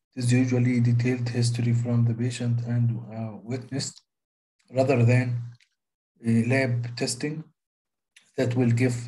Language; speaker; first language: English; non-native, fluent; Arabic